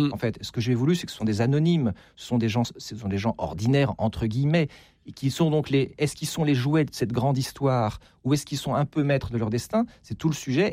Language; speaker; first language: French; native; French